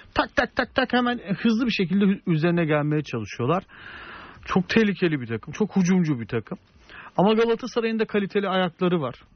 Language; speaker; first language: Turkish; native; Turkish